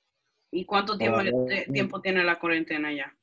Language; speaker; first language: Spanish; early bilingual, heritage; Spanish